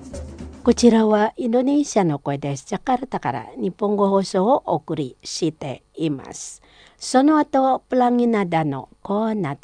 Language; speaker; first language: Japanese; non-native, fluent; Indonesian